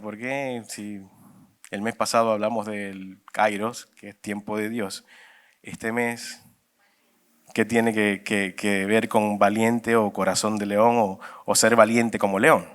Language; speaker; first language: Spanish; native; Spanish